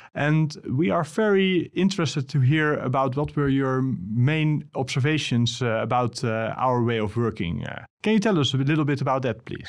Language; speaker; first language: English; non-native, fluent; Dutch